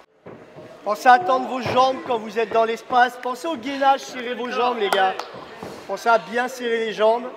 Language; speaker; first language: French; native; French